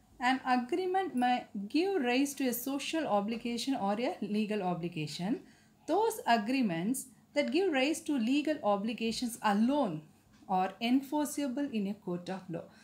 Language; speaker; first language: English; non-native, local second language; Tamil